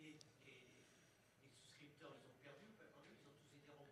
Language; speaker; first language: French; native; French